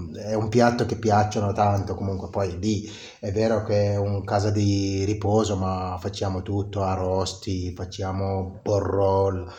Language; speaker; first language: Italian; non-native, fluent; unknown